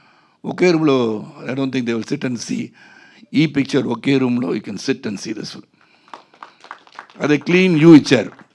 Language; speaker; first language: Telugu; non-native, fluent; Tamil